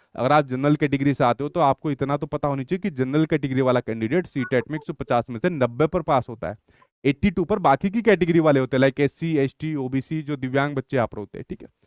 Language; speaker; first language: Hindi; native; Hindi